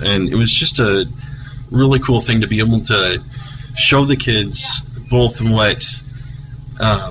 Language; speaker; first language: English; native; English